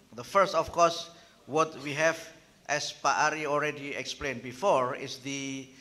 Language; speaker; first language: English; non-native, fluent; Indonesian